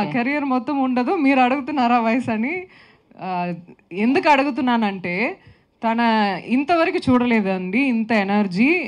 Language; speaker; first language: Telugu; non-native, local second language; Tamil